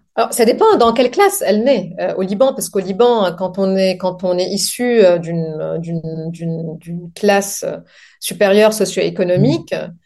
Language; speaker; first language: French; non-native, local second language; Arabic